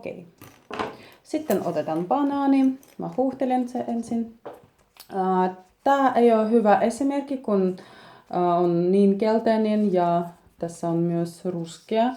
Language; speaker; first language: Finnish; non-native, learner; Russian